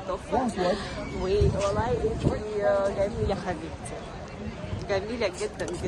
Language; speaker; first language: Arabic; non-native, learner; Russian